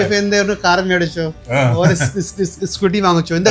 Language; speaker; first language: Malayalam; non-native, learner; Hindi